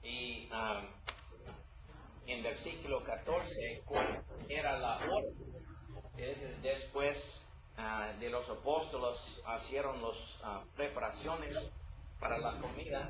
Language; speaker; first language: Spanish; non-native, learner; English